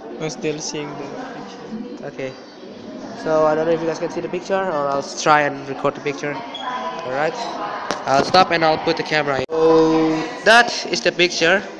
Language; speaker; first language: English; non-native, learner; Indonesian